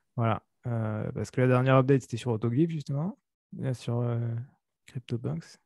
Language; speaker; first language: French; native; French